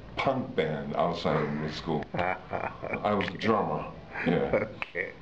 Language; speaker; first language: English; non-native, fluent; Japanese